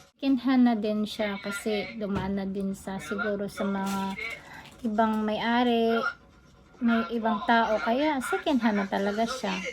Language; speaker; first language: Filipino; native; Filipino